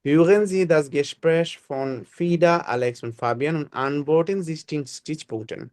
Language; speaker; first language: German; non-native, fluent; Bangla